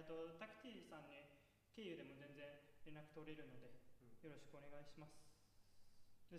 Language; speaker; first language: Japanese; native; Japanese